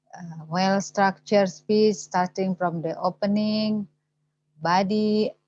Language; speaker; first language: English; non-native, learner; Indonesian